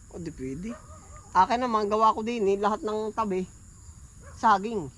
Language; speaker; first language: Filipino; native; Filipino